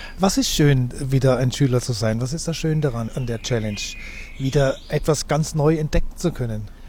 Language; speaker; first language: German; native; German